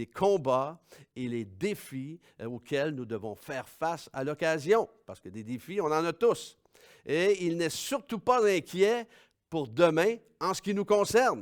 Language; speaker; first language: French; native; French